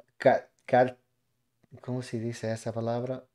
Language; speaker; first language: Spanish; non-native, learner; English